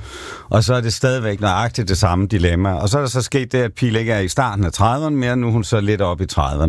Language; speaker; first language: Danish; native; Danish